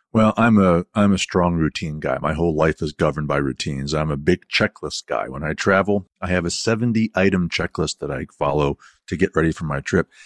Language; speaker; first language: English; native; English